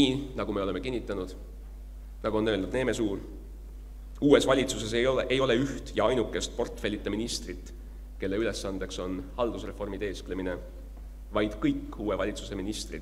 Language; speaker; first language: Estonian; native; Estonian